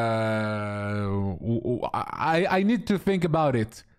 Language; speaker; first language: English; non-native, fluent; French